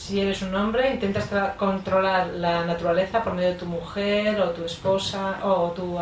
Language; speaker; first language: Spanish; native; Spanish